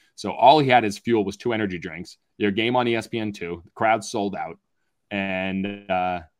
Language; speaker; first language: English; native; English